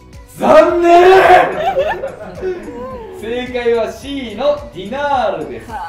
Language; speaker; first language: Japanese; native; Japanese